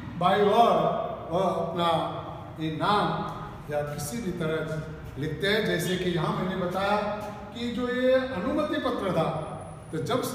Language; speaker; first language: Hindi; non-native, local second language; Gujarati